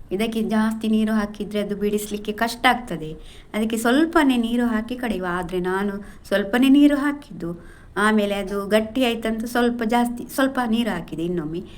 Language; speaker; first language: Kannada; non-native, local second language; Tulu